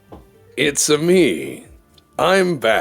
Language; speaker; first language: English; native; English